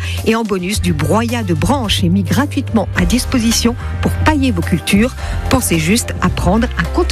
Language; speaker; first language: French; native; French